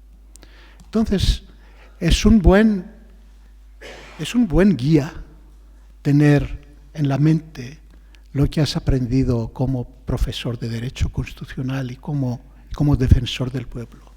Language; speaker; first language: Spanish; non-native, fluent; Greek